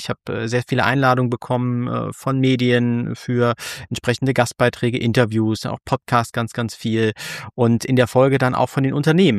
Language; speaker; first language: German; native; German